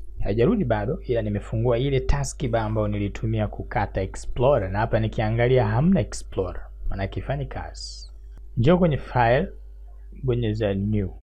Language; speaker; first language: Swahili; native; Swahili